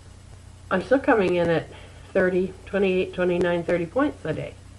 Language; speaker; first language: English; native; English